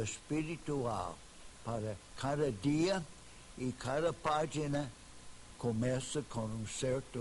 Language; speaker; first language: Portuguese; non-native, fluent; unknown